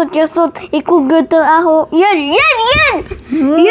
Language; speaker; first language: Korean; non-native, learner; Mongolian